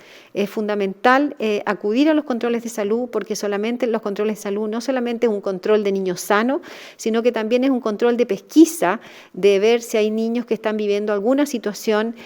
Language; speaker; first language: Spanish; native; Spanish